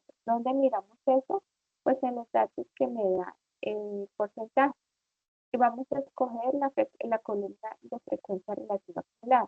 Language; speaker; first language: Spanish; native; Spanish